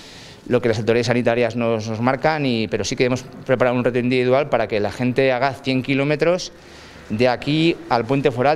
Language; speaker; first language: Spanish; native; Spanish